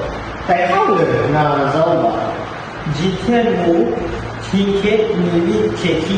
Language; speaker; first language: Chinese; non-native, learner; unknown